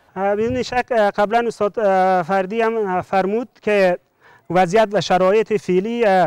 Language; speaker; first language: Persian; native; Persian